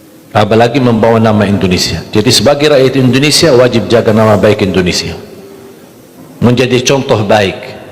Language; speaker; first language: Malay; non-native, fluent; Arabic